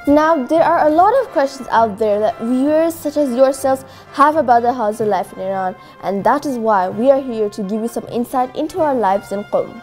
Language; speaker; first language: English; native; English